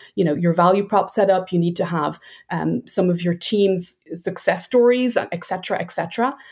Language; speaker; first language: English; native; English